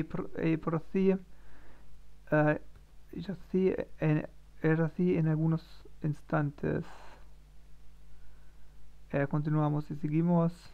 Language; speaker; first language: Spanish; non-native, learner; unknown